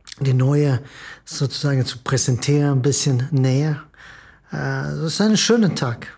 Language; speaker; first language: German; non-native, fluent; Swedish